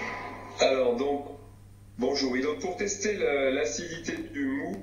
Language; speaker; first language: French; native; French